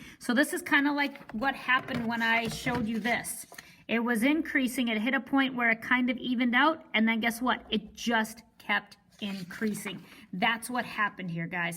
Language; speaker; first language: English; native; English